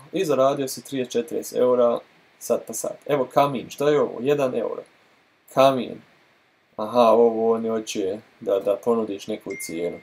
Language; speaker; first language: Croatian; early bilingual, heritage; Croatian